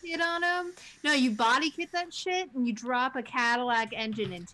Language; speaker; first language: English; native; English